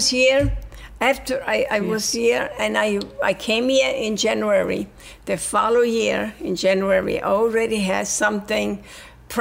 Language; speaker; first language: English; non-native, fluent; Italian